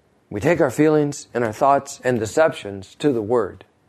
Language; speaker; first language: English; native; English